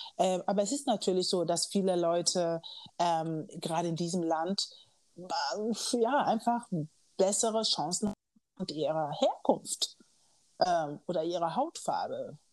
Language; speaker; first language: German; early bilingual, other home language; Akan